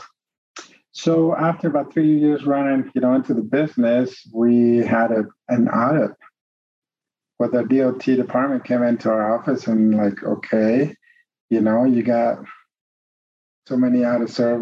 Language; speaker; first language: English; non-native, fluent; Spanish